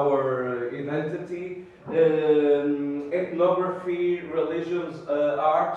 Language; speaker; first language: English; non-native, learner; Portuguese